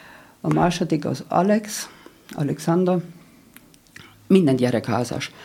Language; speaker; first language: Hungarian; non-native, learner; German